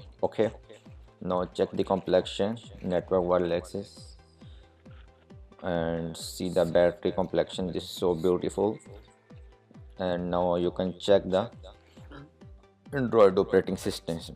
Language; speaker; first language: English; non-native, learner; Urdu